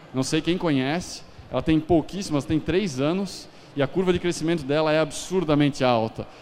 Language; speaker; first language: Portuguese; native; Portuguese